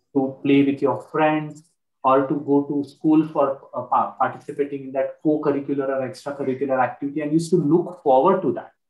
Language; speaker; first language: English; non-native, local second language; Marathi